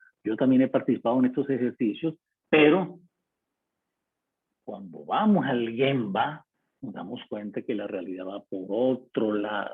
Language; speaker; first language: Spanish; native; Spanish